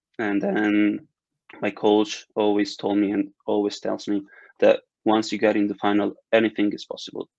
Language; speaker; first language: English; non-native, fluent; Italian